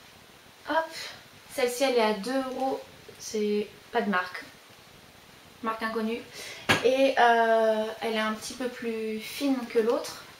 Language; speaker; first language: French; native; French